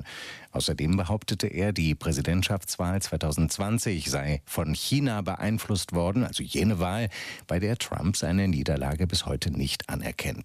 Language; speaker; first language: German; native; German